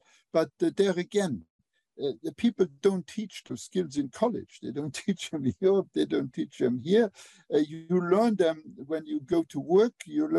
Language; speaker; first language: English; non-native, fluent; Luxembourgish